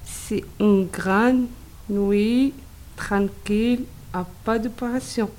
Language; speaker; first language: French; non-native, learner; Arabic